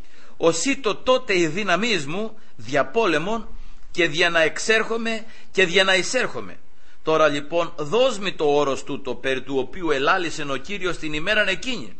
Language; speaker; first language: Greek; native; Greek